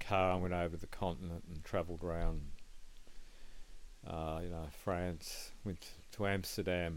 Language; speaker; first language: English; native; English